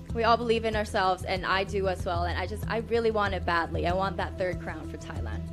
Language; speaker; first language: English; non-native, fluent; Thai